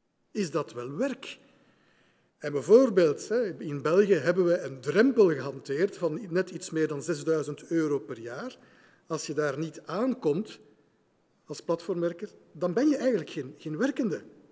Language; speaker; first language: Dutch; native; Dutch